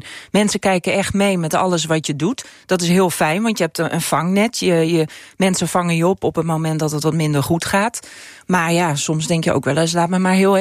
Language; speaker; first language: Dutch; non-native, local second language; Western Frisian